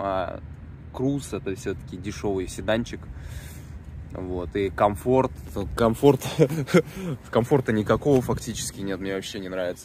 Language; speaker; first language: Russian; native; Russian